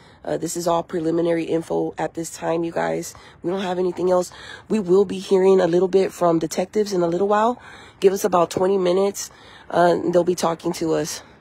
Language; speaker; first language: English; early bilingual, other home language; Spanish